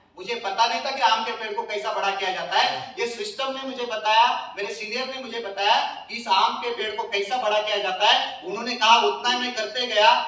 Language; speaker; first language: Hindi; non-native, local second language; Marathi